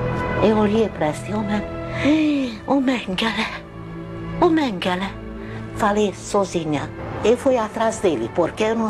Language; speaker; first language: Portuguese; non-native, fluent; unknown